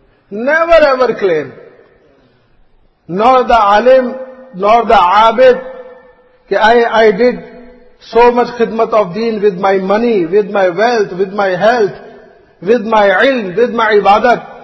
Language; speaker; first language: English; non-native, local second language; Urdu